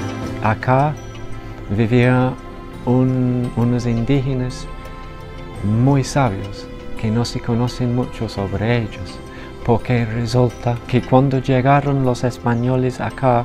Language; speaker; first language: Spanish; non-native, fluent; English